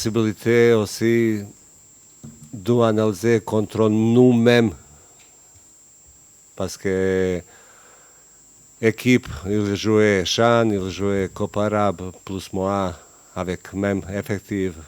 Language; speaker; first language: French; non-native, learner; Bosnian